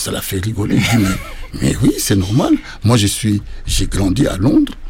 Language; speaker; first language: French; non-native, local second language; Lingala